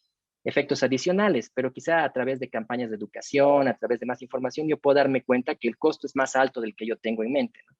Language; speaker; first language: Spanish; native; Spanish